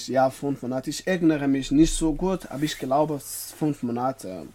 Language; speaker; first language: German; non-native, learner; Persian